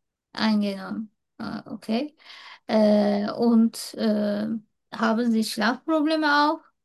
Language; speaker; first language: German; non-native, learner; Turkish